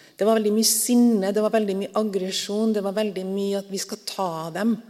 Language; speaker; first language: Norwegian; native; Norwegian